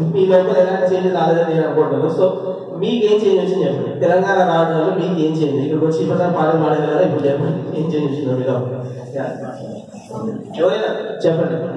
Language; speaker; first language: Telugu; native; Telugu